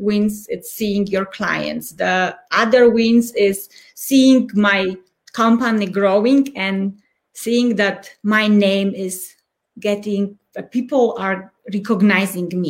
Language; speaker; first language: English; non-native, fluent; Polish